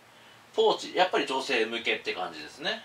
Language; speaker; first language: Japanese; native; Japanese